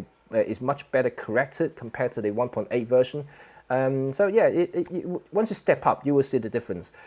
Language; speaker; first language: English; non-native, local second language; Cantonese